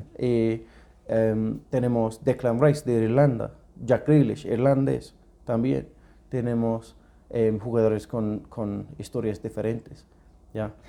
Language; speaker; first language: Spanish; non-native, learner; English